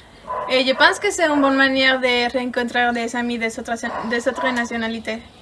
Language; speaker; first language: French; non-native, fluent; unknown